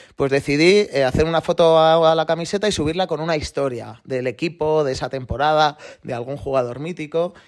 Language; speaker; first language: Spanish; native; Spanish